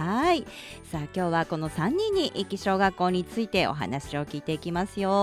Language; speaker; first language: Japanese; native; Japanese